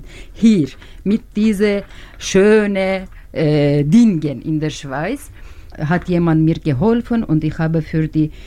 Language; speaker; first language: German; non-native, learner; Turkish